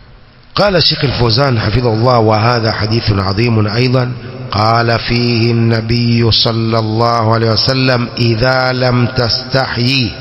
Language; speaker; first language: Arabic; non-native, fluent; Swahili